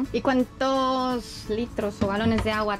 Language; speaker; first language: Spanish; native; Spanish